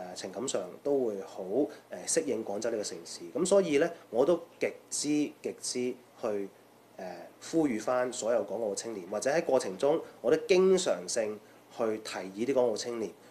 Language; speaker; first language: Chinese; non-native, local second language; Cantonese